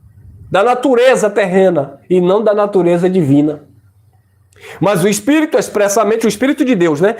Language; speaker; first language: Portuguese; native; Portuguese